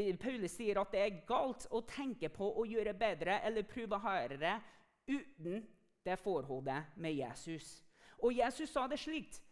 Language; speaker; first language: Norwegian; non-native, fluent; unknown